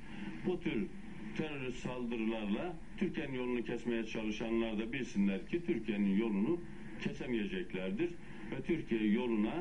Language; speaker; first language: Turkish; native; Turkish